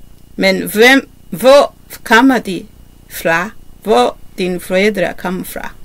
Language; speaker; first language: Danish; non-native, learner; Kinyarwanda